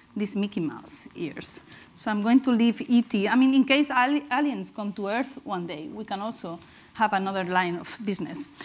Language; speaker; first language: English; non-native, fluent; Spanish